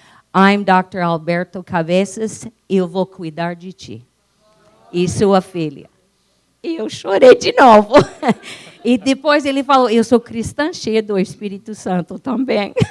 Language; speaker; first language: Portuguese; non-native, fluent; English